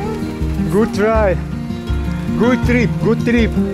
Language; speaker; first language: English; non-native, learner; Russian